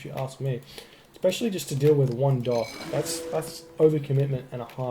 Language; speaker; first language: English; native; English